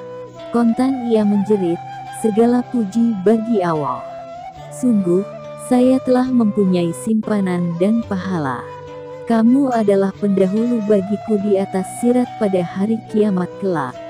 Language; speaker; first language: Indonesian; native; Indonesian